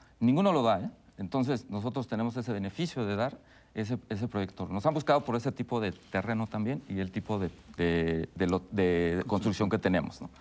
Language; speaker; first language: Spanish; native; Spanish